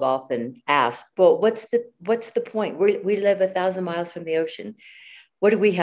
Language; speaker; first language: English; native; English